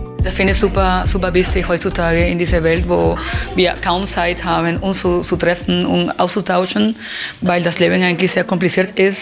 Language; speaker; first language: German; non-native, fluent; Spanish